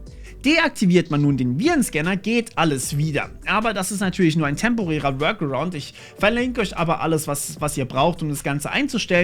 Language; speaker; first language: German; native; German